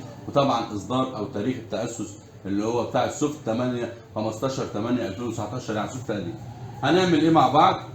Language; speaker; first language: Arabic; native; Arabic